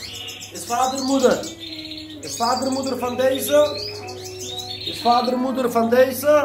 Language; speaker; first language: Dutch; non-native, learner; Turkish